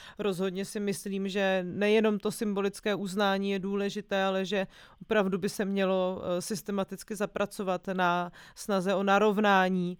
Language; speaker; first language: Czech; native; Czech